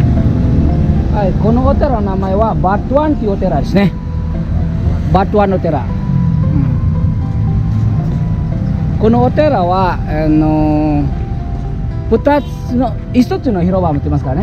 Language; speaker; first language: Japanese; non-native, fluent; Indonesian